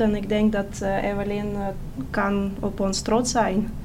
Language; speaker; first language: Dutch; non-native, fluent; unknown